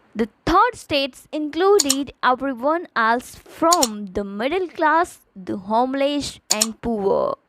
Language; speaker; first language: English; non-native, local second language; Gujarati